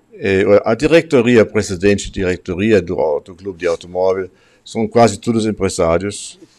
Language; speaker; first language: Portuguese; non-native, fluent; German